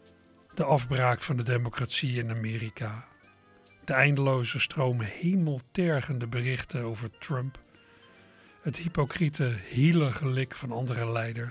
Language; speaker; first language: Dutch; native; Dutch